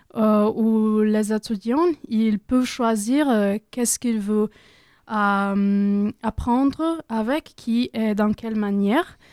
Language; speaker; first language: French; non-native, learner; Croatian